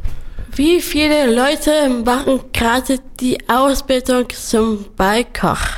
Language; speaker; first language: German; non-native, learner; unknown